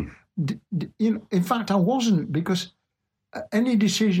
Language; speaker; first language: English; native; English